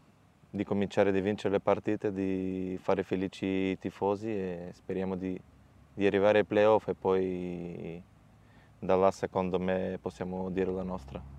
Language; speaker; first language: Italian; non-native, fluent; Macedonian